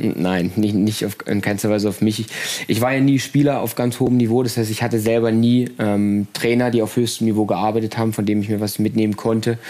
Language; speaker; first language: German; native; German